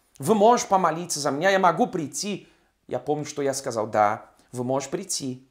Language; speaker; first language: Russian; non-native, fluent; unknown